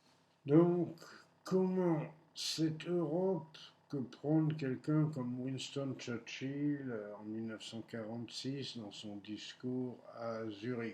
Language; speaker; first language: French; native; French